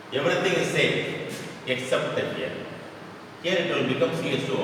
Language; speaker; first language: English; non-native, local second language; Tamil